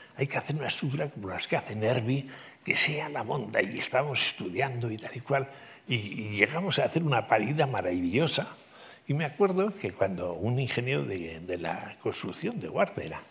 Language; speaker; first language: Spanish; native; Spanish